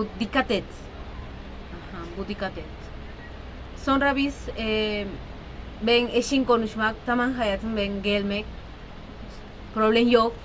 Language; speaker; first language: Turkish; non-native, learner; Spanish